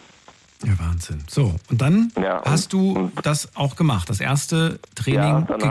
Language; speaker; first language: German; native; German